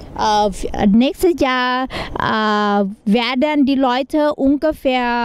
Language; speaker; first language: German; non-native, learner; Thai